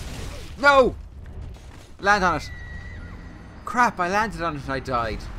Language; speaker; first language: English; native; English